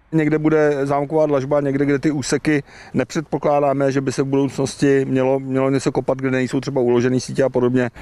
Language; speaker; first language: Czech; native; Czech